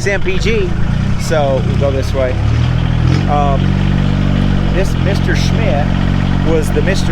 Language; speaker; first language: English; native; English